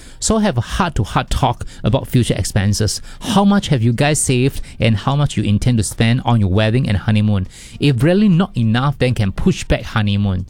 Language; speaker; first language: English; non-native, local second language; Chinese